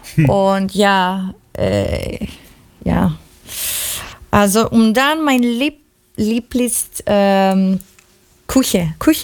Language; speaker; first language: German; non-native, learner; Greek